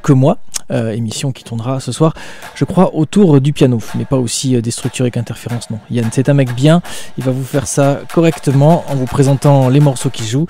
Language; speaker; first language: French; native; French